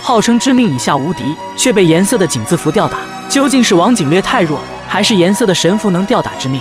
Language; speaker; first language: Chinese; native; Chinese